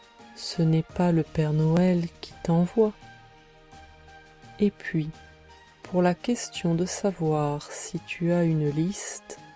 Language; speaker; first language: French; native; French